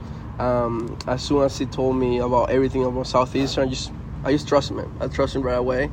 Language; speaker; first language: English; non-native, fluent; Spanish